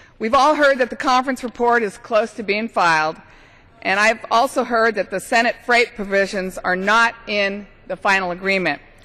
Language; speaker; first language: English; native; English